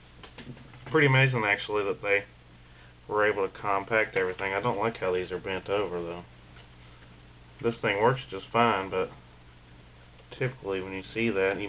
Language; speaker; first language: English; native; English